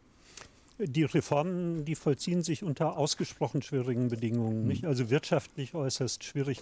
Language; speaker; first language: German; native; German